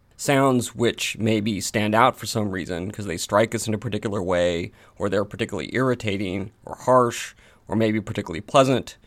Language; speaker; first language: English; native; English